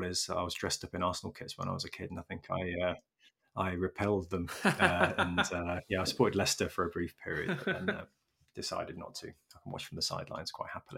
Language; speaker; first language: English; native; English